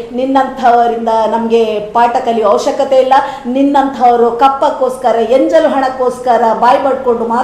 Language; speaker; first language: Kannada; native; Kannada